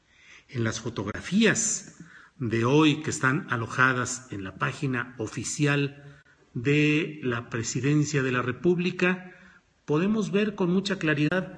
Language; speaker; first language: Spanish; native; Spanish